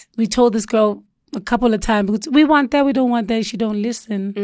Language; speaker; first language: English; non-native, local second language; Zulu